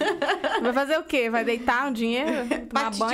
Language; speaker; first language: Portuguese; native; Portuguese